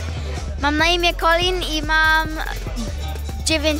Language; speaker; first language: Polish; early bilingual, heritage; Polish